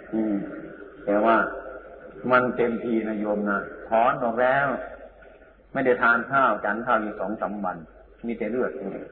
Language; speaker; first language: Thai; non-native, local second language; Northeastern Thai